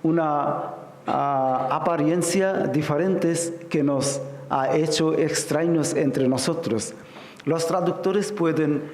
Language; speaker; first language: Spanish; non-native, fluent; Bangla